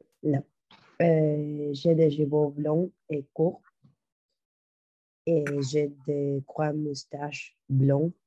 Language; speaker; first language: French; non-native, learner; Spanish